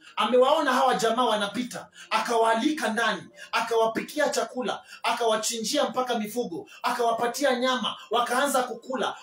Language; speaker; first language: Swahili; native; Swahili